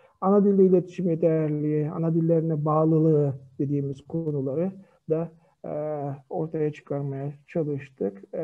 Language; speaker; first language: Turkish; non-native, fluent; Kyrgyz